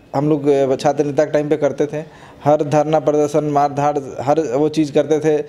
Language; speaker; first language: Hindi; native; Hindi